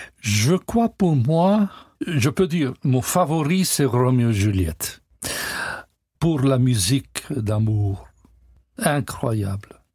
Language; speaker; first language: French; non-native, learner; English